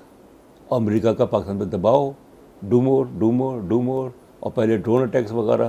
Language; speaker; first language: Urdu; native; Urdu